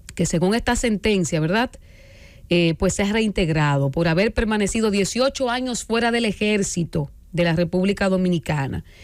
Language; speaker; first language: Spanish; native; Spanish